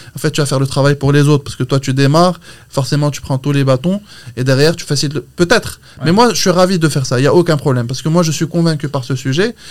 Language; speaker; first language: French; non-native, local second language; Arabic